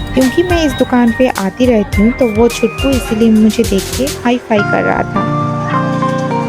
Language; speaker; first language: Hindi; non-native, local second language; Bangla